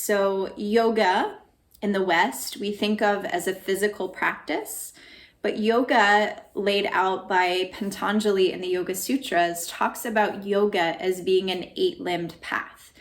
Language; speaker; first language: English; native; English